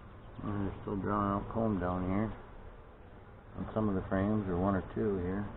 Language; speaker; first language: English; native; English